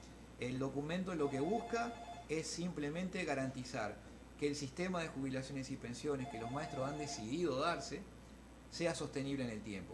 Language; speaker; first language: Spanish; native; Spanish